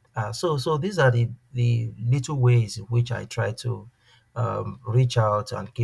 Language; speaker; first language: English; non-native, local second language; Yoruba